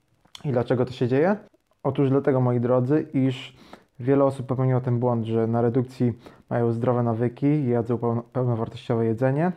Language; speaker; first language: Polish; native; Polish